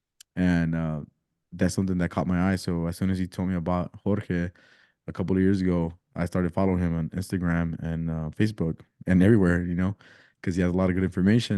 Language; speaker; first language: English; early bilingual, other home language; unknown